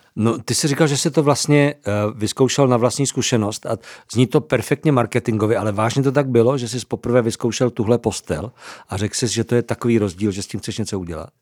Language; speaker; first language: Czech; native; Czech